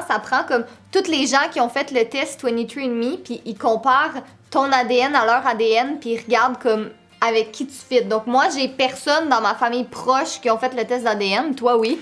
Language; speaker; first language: French; native; French